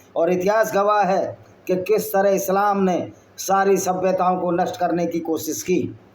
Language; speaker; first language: Hindi; native; Hindi